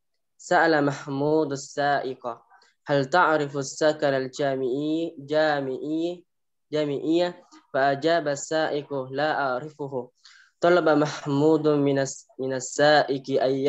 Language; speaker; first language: Arabic; non-native, learner; Indonesian